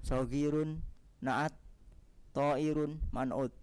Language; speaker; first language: Arabic; non-native, learner; Indonesian